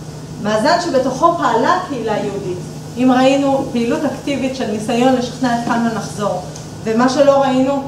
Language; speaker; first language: Hebrew; native; Hebrew